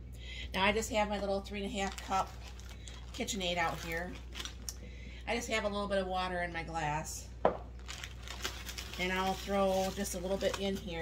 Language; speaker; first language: English; native; English